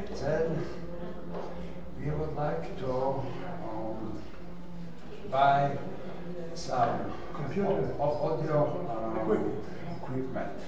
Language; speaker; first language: English; non-native, learner; Polish